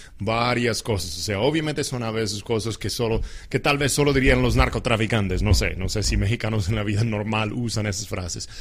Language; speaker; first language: Spanish; non-native, fluent; English